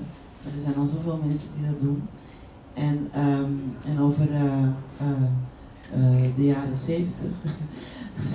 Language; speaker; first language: Dutch; native; Dutch